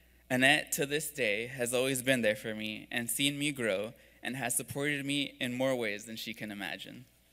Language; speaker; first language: English; early bilingual, other home language; Spanish